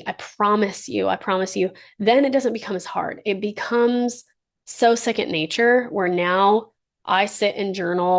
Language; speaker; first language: English; native; English